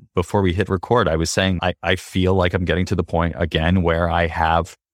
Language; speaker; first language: English; native; English